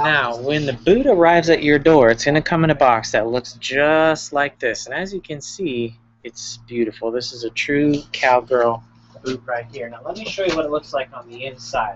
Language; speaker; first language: English; native; English